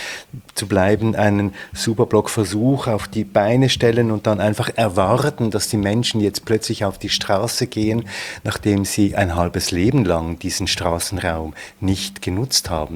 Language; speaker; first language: German; native; German